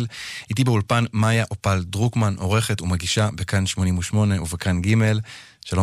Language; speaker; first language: Hebrew; native; Hebrew